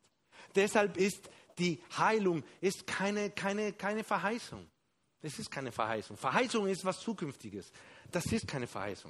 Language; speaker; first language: German; non-native, fluent; Spanish